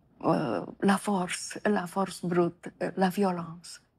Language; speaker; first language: French; non-native, fluent; Romanian